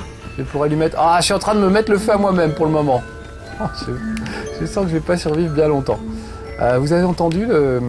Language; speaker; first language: French; native; French